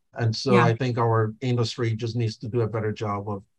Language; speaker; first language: English; non-native, local second language; Igbo